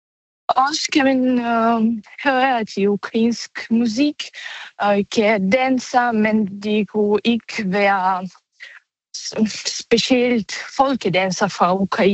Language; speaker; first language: Danish; non-native, fluent; Ukrainian